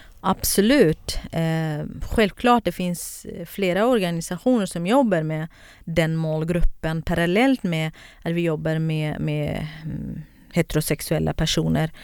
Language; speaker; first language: Swedish; non-native, fluent; Kurdish